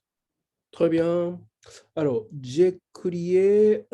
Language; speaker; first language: French; non-native, learner; Japanese